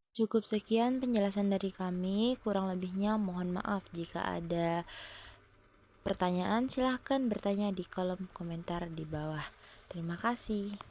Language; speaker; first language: Indonesian; non-native, local second language; Madurese